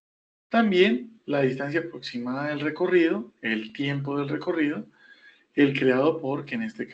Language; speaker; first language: Spanish; native; Spanish